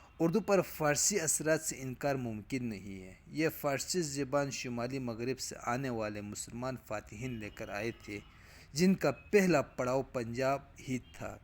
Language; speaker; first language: Urdu; non-native, local second language; Punjabi